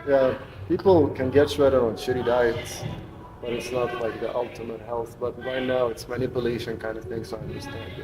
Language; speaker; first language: English; non-native, fluent; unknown